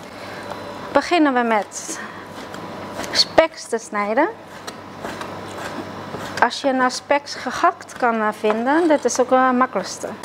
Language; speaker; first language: Dutch; non-native, fluent; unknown